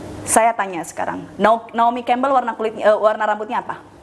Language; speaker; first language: Indonesian; native; Indonesian